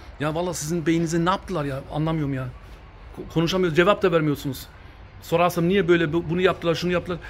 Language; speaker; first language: Turkish; early bilingual, heritage; Turkish